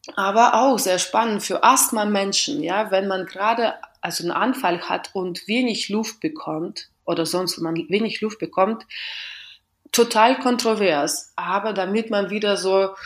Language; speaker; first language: German; non-native, fluent; Russian